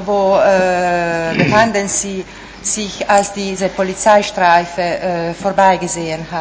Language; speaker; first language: German; non-native, fluent; Italian